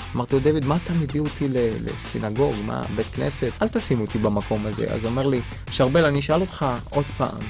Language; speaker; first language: Hebrew; non-native, local second language; Arabic